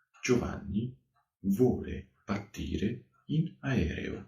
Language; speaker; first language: Italian; non-native, fluent; Georgian